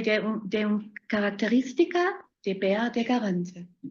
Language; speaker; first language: Spanish; non-native, fluent; German